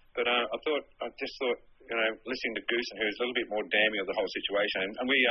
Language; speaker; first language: English; native; English